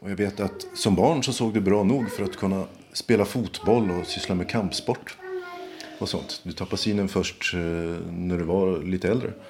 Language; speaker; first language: Swedish; native; Swedish